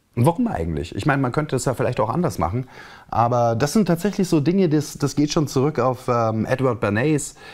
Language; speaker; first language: German; native; German